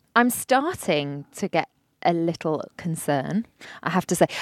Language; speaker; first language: English; native; English